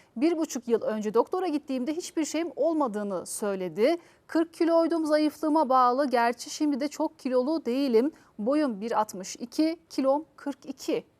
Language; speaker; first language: Turkish; native; Turkish